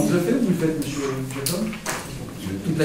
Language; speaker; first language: French; native; French